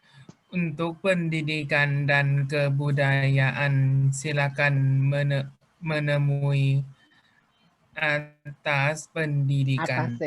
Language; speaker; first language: Indonesian; non-native, learner; Thai